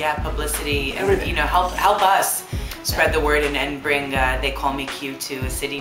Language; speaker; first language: English; native; English